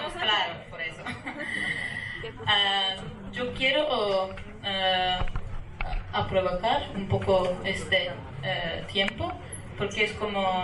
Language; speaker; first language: Spanish; non-native, learner; Kurdish